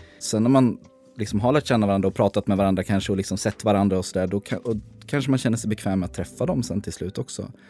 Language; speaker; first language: Swedish; native; Swedish